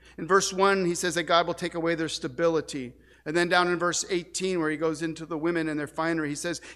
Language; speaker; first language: English; native; English